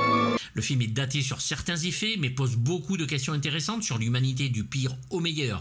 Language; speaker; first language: French; native; French